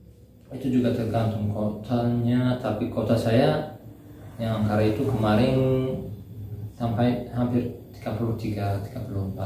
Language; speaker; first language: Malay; non-native, learner; Turkish